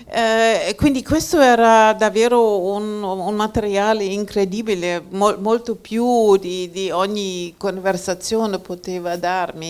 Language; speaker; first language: Italian; non-native, fluent; German